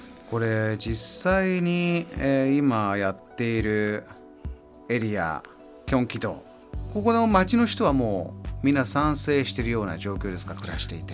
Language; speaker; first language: Japanese; native; Japanese